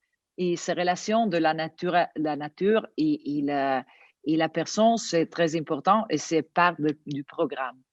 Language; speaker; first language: French; non-native, fluent; Italian